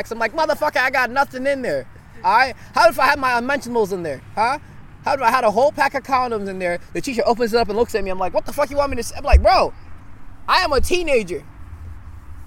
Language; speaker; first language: English; early bilingual, other home language; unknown